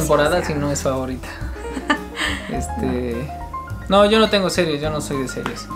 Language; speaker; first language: Spanish; native; Spanish